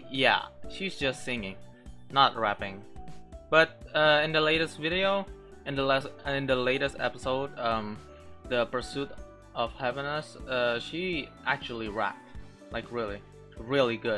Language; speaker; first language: English; non-native, local second language; Filipino